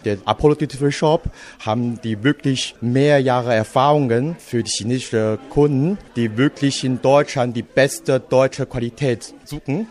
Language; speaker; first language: German; non-native, learner; Chinese